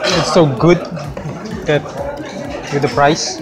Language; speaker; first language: English; non-native, fluent; Indonesian